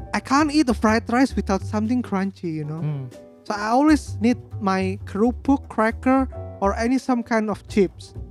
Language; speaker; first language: English; non-native, fluent; Indonesian